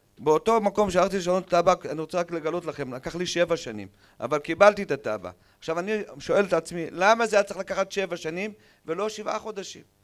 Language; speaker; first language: Hebrew; native; Hebrew